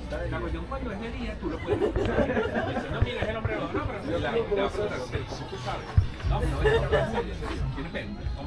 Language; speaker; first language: Spanish; native; Spanish